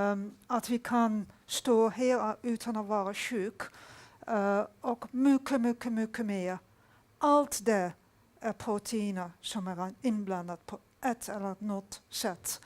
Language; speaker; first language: Swedish; non-native, fluent; Dutch